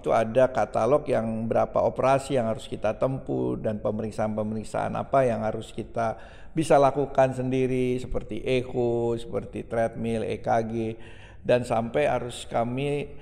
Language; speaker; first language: Indonesian; native; Indonesian